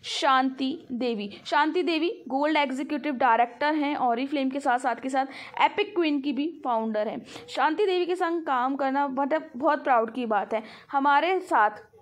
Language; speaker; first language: Hindi; non-native, local second language; Punjabi